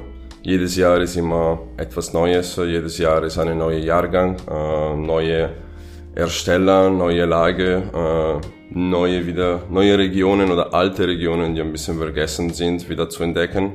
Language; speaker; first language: German; non-native, fluent; Italian